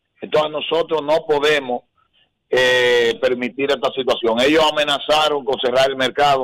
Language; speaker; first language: Spanish; native; Spanish